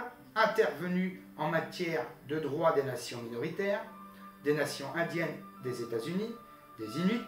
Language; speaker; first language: French; native; French